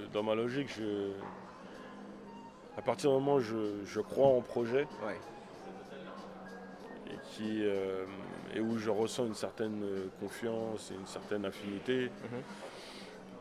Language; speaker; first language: French; native; French